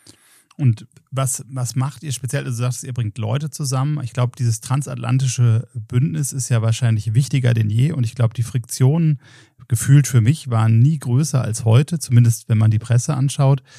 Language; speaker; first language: German; native; German